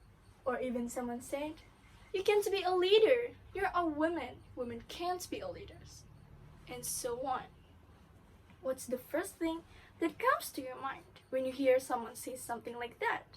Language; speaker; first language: English; non-native, learner; Indonesian